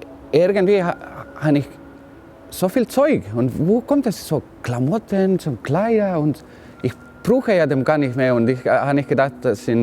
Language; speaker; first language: German; non-native, learner; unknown